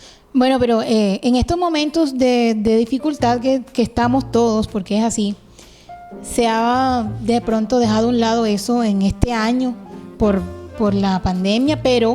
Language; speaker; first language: Spanish; native; Spanish